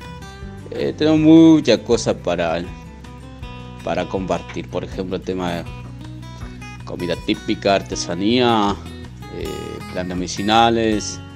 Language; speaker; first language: Spanish; non-native, local second language; Guarani